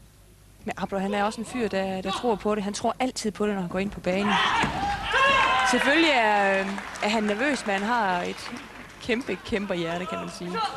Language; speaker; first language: Danish; native; Danish